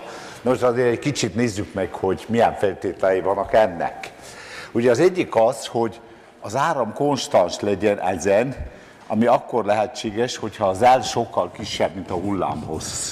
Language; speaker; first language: Hungarian; native; Hungarian